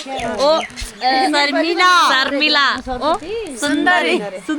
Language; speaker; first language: Hindi; non-native, learner; Malayalam